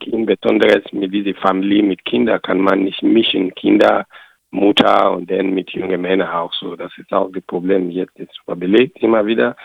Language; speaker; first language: German; non-native, learner; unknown